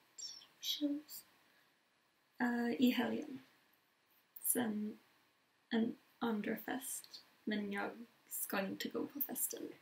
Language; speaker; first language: Swedish; non-native, learner; English